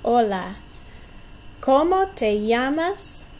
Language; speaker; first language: Spanish; non-native, fluent; English